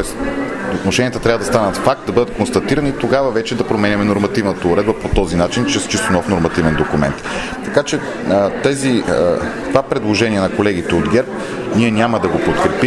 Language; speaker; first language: Bulgarian; native; Bulgarian